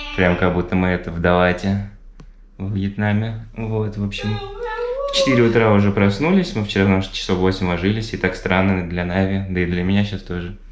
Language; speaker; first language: Russian; native; Russian